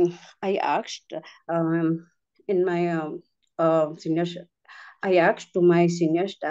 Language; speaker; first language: English; non-native, learner; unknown